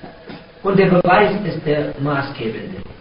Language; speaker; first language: German; non-native, fluent; Arabic